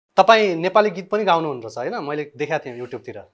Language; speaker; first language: Nepali; native; Nepali